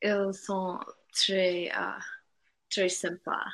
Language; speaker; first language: French; non-native, learner; English